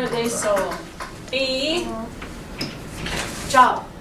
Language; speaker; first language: Spanish; non-native, fluent; English